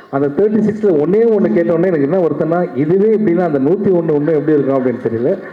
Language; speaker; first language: Tamil; native; Tamil